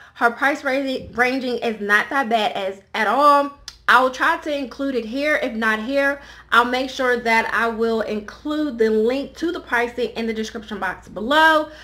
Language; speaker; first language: English; native; English